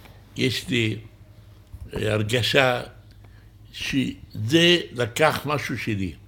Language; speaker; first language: Hebrew; non-native, local second language; Arabic